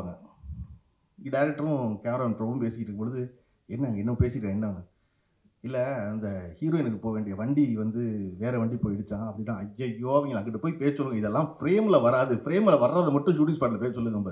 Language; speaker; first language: Tamil; native; Tamil